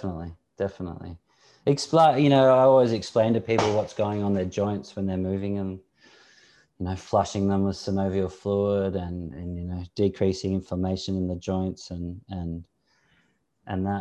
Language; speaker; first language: English; native; English